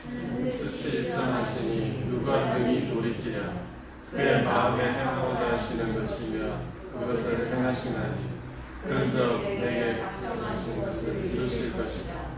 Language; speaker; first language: Korean; native; Korean